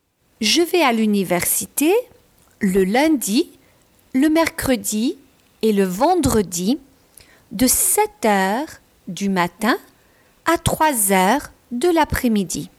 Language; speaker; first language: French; non-native, fluent; English